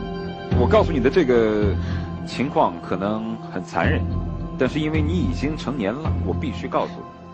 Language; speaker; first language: Chinese; native; Chinese